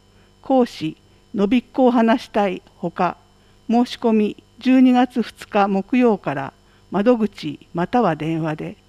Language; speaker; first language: Japanese; native; Japanese